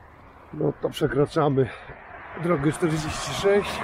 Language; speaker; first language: Polish; native; Polish